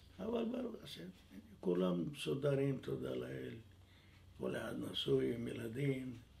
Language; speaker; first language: Hebrew; non-native, fluent; French